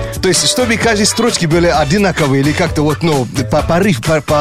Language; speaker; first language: Russian; native; Russian